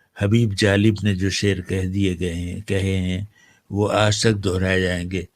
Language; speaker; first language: Urdu; native; Urdu